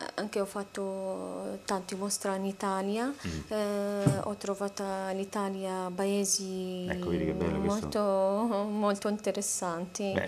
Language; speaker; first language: Italian; non-native, learner; Arabic